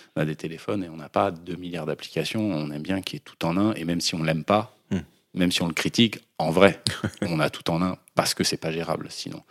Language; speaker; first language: French; native; French